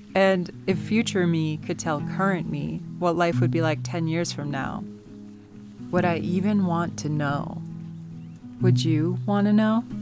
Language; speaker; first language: English; native; English